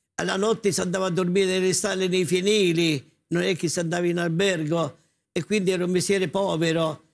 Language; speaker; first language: Italian; native; Italian